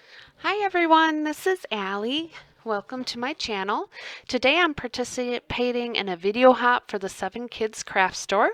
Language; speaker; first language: English; native; English